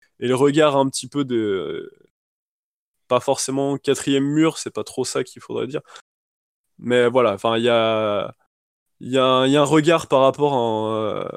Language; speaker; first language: French; native; French